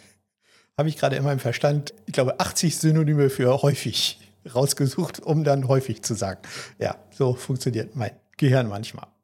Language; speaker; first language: German; native; German